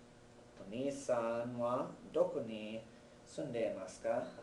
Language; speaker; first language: Japanese; non-native, learner; English